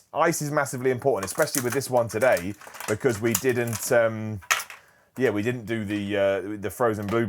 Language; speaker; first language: English; native; English